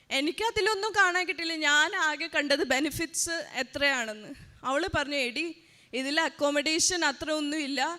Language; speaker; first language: Malayalam; early bilingual, heritage; Malayalam